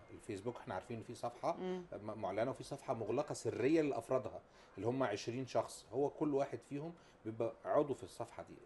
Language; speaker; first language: Arabic; native; Arabic